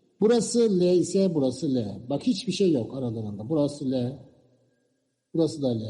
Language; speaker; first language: Turkish; native; Turkish